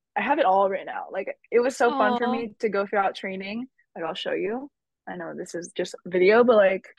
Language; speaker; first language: English; native; English